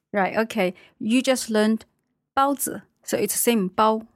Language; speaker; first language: English; non-native, fluent; Chinese